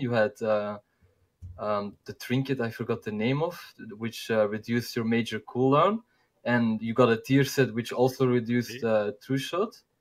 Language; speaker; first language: English; non-native, fluent; Dutch